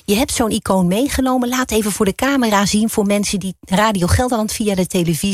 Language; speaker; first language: Dutch; native; Dutch